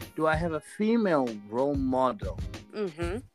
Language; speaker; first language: English; non-native, local second language; Shona